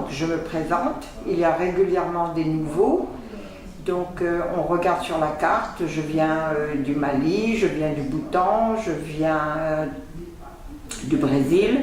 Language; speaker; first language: French; native; French